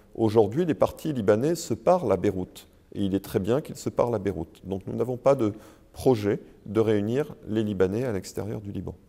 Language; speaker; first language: French; native; French